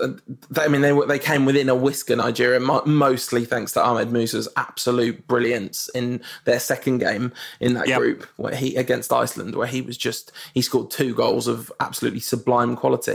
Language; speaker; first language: English; native; English